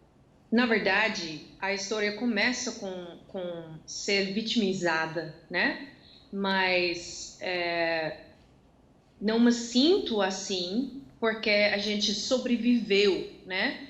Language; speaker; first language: Portuguese; non-native, fluent; Dutch